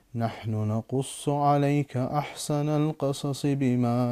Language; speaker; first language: Arabic; non-native, fluent; English